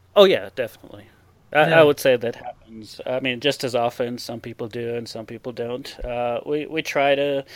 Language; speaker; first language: English; non-native, fluent; Hebrew